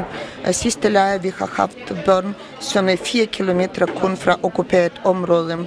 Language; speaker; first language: Danish; non-native, fluent; Ukrainian